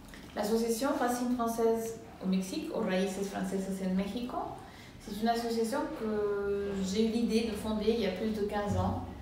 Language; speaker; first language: French; early bilingual, heritage; French